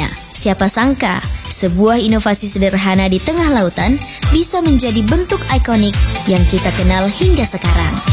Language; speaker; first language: Indonesian; native; Indonesian